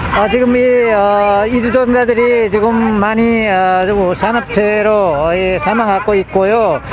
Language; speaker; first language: Korean; non-native, fluent; Nepali